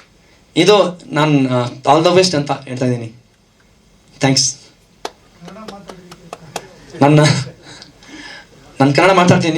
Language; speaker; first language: Kannada; non-native, learner; Hindi